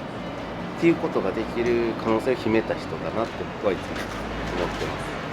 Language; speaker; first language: Japanese; native; Japanese